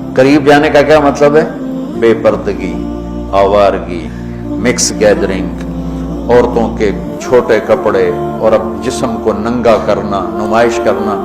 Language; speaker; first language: Urdu; non-native, local second language; Punjabi